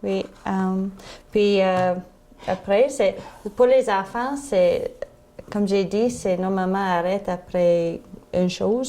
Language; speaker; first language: French; non-native, learner; English